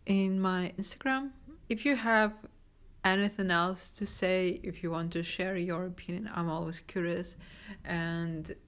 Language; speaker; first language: English; non-native, fluent; Russian